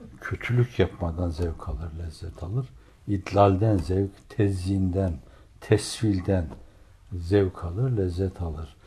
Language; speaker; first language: Turkish; native; Turkish